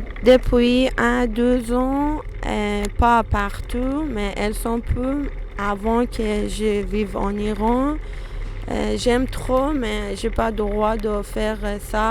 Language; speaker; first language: French; non-native, learner; Persian